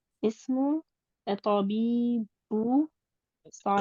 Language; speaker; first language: Arabic; non-native, learner; English